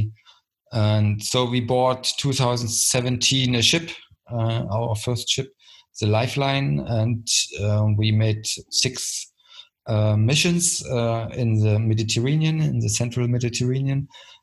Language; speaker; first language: English; non-native, fluent; German